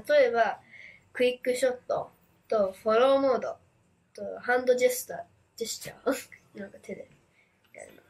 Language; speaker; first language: Japanese; early bilingual, heritage; Japanese